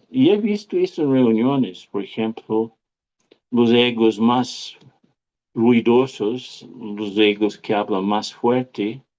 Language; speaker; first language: Spanish; non-native, fluent; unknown